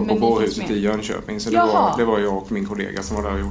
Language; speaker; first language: Swedish; native; Swedish